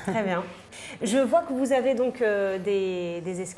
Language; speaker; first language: French; native; French